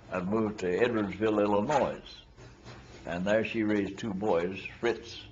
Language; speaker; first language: English; native; English